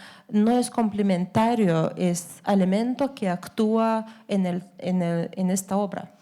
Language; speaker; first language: Spanish; non-native, fluent; Lithuanian